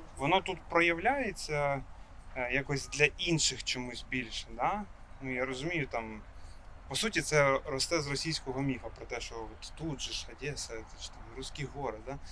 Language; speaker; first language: Ukrainian; non-native, local second language; Russian